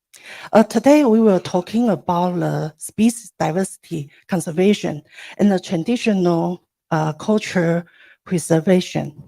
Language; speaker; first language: English; non-native, learner; Chinese